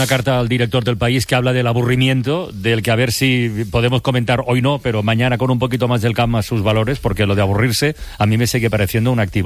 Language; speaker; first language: Spanish; native; Spanish